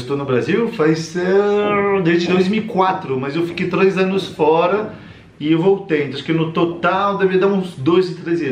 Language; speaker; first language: Portuguese; non-native, fluent; French